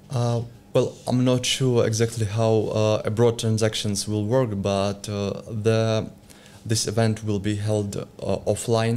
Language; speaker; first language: English; non-native, learner; Ukrainian